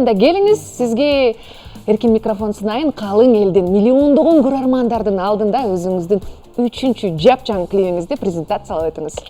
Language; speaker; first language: Kyrgyz; native; Kyrgyz